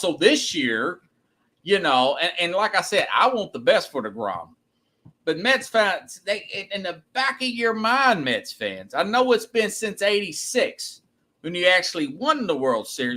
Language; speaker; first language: English; native; English